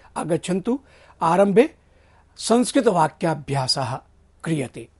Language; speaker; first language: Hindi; non-native, local second language; Gujarati